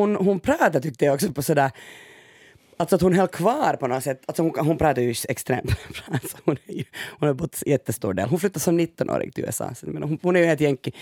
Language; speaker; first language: Swedish; native; Swedish